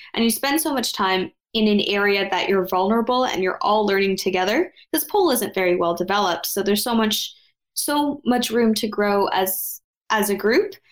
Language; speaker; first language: English; native; English